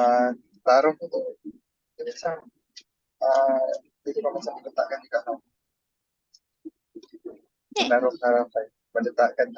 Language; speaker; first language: Malay; native; Malay